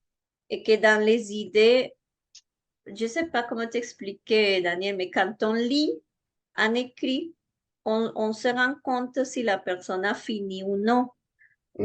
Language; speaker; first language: French; non-native, fluent; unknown